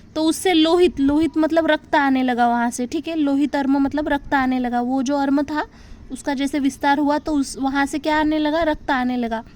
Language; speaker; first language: Hindi; non-native, local second language; Marathi